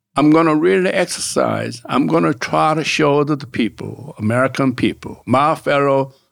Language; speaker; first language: English; non-native, fluent; Korean